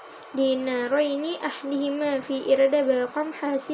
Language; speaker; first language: Arabic; non-native, learner; Indonesian